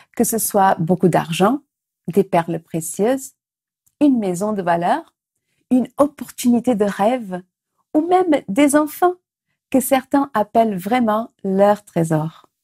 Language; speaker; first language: French; non-native, fluent; Portuguese